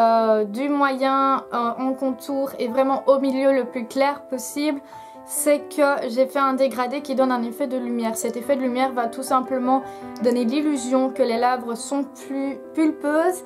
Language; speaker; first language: French; native; French